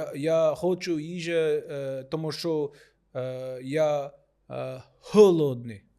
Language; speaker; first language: Ukrainian; non-native, learner; English